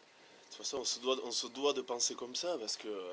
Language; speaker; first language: French; native; French